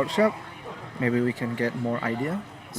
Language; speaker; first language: English; non-native, learner; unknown